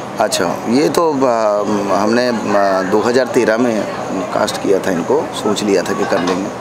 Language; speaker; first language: Hindi; native; Hindi